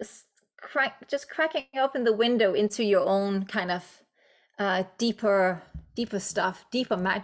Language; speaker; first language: English; non-native, fluent; Danish